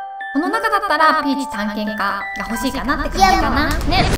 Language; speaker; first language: Japanese; native; Japanese